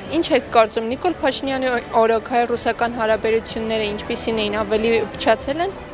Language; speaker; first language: Armenian; native; Armenian